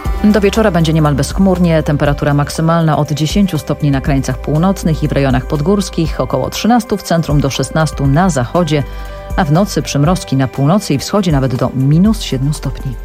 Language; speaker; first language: Polish; native; Polish